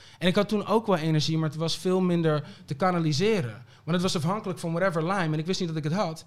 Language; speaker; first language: Dutch; early bilingual, other home language; Papiamento